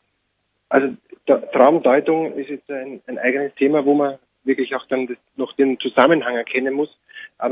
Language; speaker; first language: German; native; German